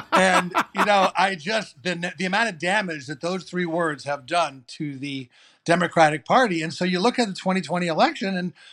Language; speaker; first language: English; native; English